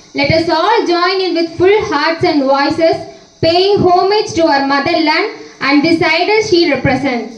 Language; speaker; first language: English; non-native, local second language; Tamil